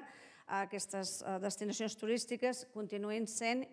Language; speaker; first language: Catalan; native; Catalan